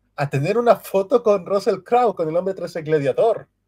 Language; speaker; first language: Spanish; native; Spanish